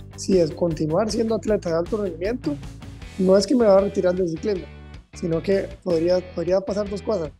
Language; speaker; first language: Spanish; native; Spanish